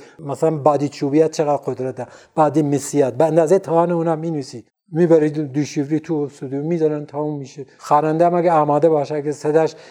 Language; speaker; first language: Persian; non-native, local second language; Central Kurdish